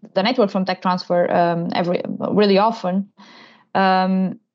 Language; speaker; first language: English; non-native, fluent; Portuguese